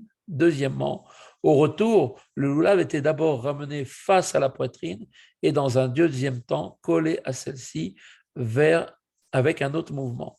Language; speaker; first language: French; native; French